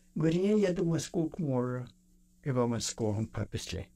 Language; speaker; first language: Russian; native; Russian